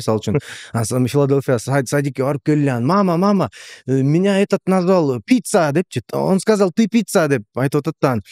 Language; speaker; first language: Russian; non-native, local second language; Kyrgyz